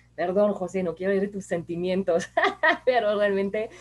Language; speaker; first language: Spanish; non-native, fluent; French